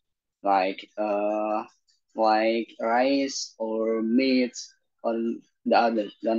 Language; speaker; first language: English; non-native, learner; Indonesian